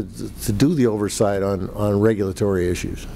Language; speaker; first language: English; native; English